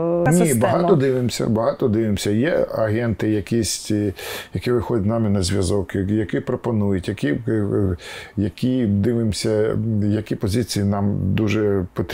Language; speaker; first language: Ukrainian; non-native, local second language; Russian